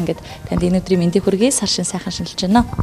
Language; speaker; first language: Mongolian; native; Mongolian